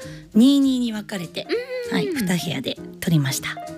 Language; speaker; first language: Japanese; native; Japanese